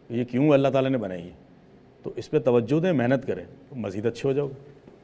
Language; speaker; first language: Urdu; native; Urdu